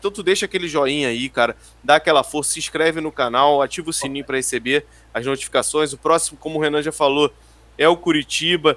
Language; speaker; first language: Portuguese; native; Portuguese